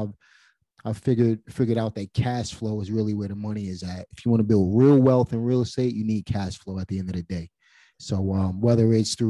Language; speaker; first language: English; native; English